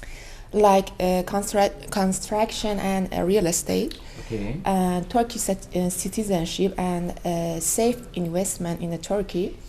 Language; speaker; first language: English; non-native, learner; Persian